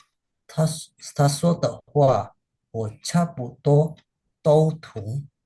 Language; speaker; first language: Chinese; non-native, learner; Indonesian